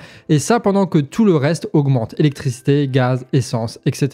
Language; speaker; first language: French; native; French